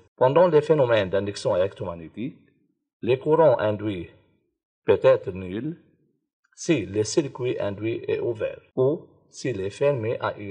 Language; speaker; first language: French; non-native, local second language; Arabic